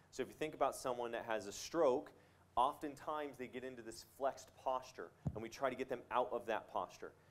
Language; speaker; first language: English; native; English